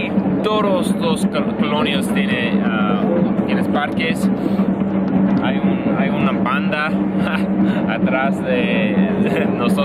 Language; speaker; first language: Spanish; non-native, learner; English